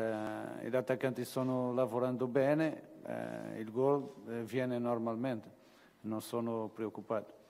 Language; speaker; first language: Italian; non-native, fluent; Portuguese